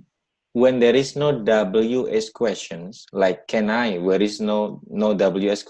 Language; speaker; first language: English; non-native, learner; Indonesian